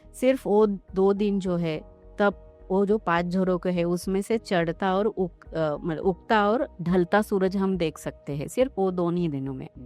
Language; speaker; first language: Hindi; non-native, local second language; Marathi